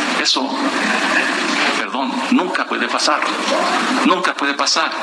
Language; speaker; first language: Spanish; non-native, fluent; English